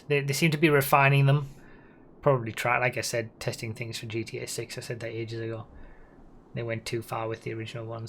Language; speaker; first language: English; native; English